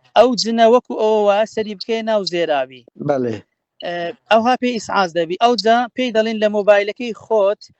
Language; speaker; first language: Central Kurdish; native; Central Kurdish